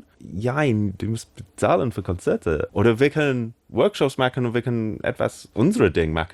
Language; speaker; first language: German; non-native, learner; English